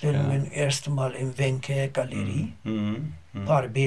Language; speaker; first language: German; non-native, learner; Azerbaijani